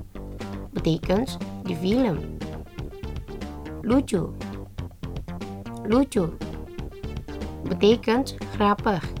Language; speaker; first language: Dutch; non-native, fluent; Indonesian